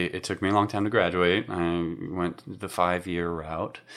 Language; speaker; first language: English; native; English